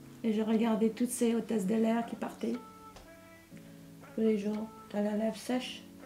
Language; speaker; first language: French; non-native, local second language; Morisyen